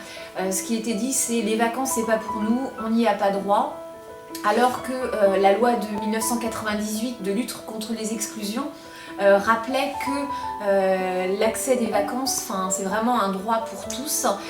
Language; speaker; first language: French; native; French